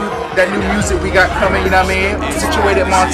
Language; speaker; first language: English; native; English